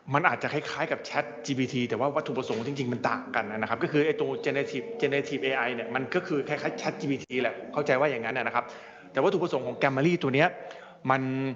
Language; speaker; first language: Thai; native; Thai